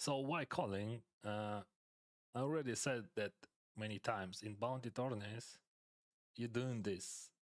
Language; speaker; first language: English; non-native, fluent; Ukrainian